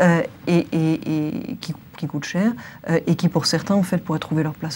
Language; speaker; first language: French; native; French